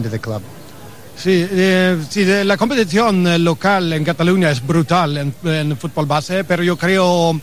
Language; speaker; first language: Spanish; non-native, learner; English